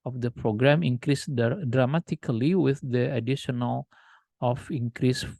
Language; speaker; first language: English; non-native, fluent; Indonesian